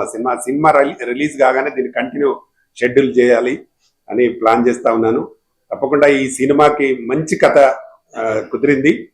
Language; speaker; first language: Telugu; native; Telugu